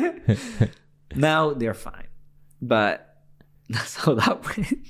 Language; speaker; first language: English; non-native, fluent; Spanish